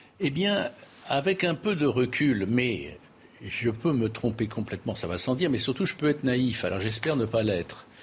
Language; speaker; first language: French; native; French